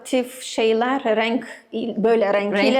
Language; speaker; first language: Turkish; non-native, learner; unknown